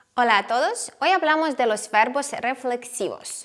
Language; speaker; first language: Spanish; non-native, fluent; Ukrainian